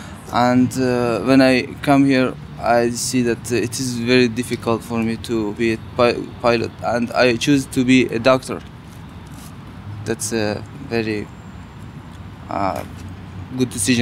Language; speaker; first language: English; non-native, learner; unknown